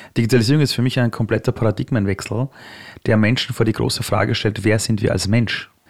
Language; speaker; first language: German; early bilingual, other home language; Persian